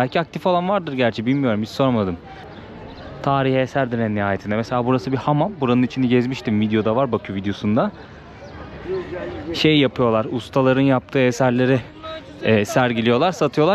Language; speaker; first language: Turkish; native; Turkish